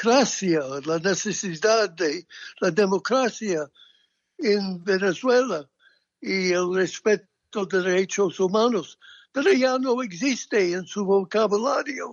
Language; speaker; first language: Spanish; non-native, fluent; English